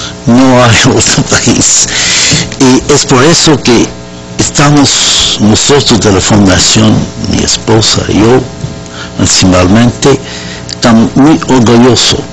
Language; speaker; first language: Spanish; non-native, fluent; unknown